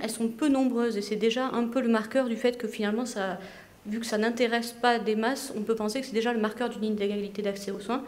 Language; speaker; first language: French; native; French